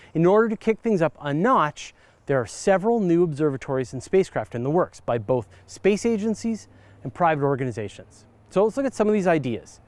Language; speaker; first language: English; native; English